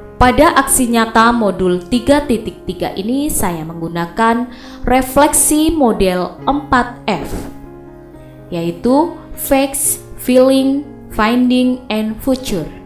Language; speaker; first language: Indonesian; non-native, local second language; Javanese